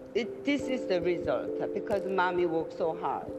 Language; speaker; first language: English; non-native, fluent; Korean